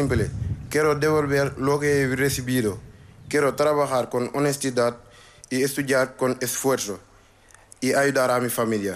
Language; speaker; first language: Spanish; non-native, learner; Wolof